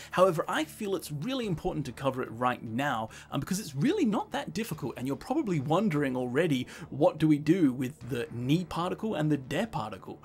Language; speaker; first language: English; native; English